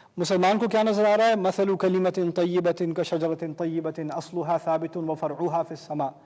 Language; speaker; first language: Urdu; early bilingual, heritage; Urdu